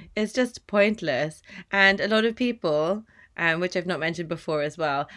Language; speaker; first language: English; native; English